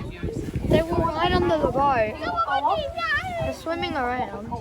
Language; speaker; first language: English; native; English